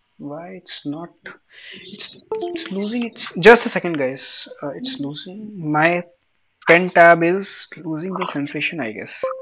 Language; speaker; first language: English; non-native, local second language; Hindi